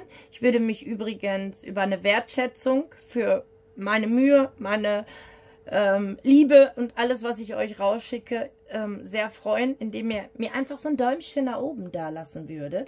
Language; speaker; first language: German; native; German